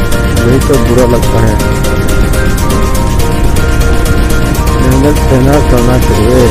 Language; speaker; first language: Hindi; non-native, local second language; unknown